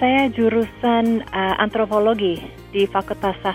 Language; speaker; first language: Indonesian; non-native, fluent; English